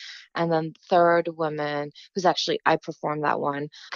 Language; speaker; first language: English; native; English